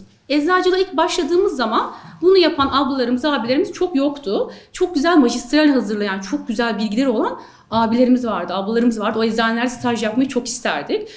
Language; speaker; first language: Turkish; native; Turkish